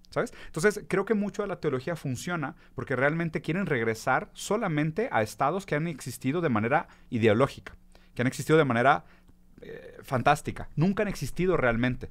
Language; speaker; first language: Spanish; early bilingual, other home language; Portuguese